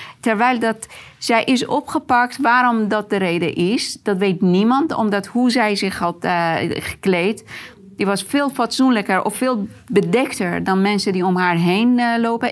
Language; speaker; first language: Dutch; non-native, fluent; Persian